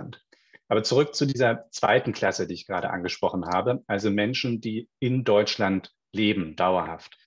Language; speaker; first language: German; native; German